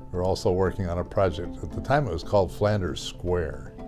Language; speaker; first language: English; native; English